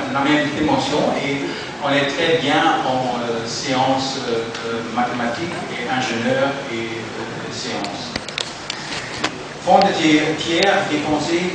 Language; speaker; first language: French; non-native, fluent; German